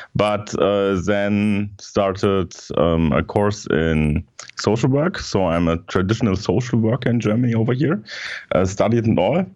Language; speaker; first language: English; non-native, fluent; German